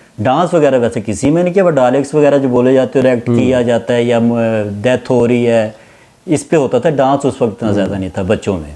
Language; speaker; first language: Urdu; native; Urdu